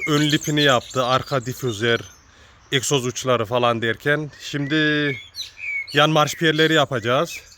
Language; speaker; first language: Turkish; early bilingual, heritage; Turkish